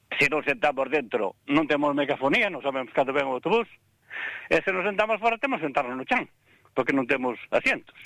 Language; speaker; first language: Galician; native; Galician